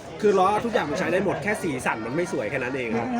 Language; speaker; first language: Thai; native; Thai